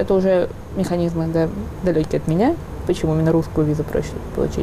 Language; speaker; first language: Russian; native; Russian